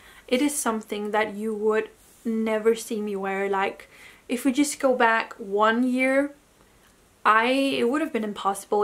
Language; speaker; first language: English; non-native, fluent; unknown